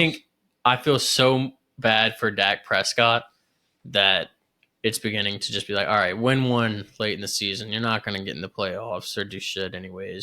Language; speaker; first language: English; native; English